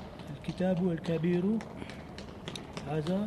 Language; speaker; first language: Arabic; non-native, learner; French